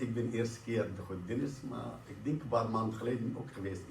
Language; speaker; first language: Dutch; non-native, learner; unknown